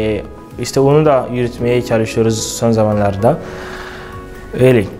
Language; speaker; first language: Turkish; non-native, fluent; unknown